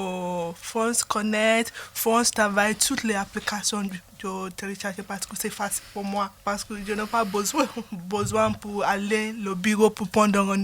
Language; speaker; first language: French; non-native, learner; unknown